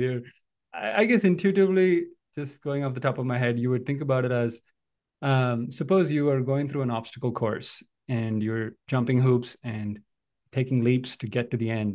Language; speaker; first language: English; non-native, local second language; Malayalam